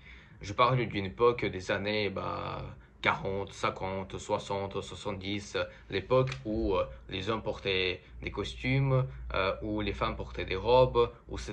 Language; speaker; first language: French; non-native, fluent; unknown